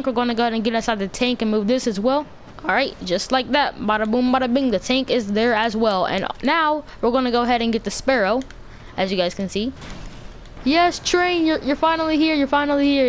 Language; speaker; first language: English; native; English